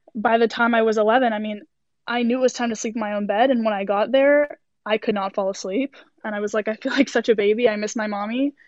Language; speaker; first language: English; native; English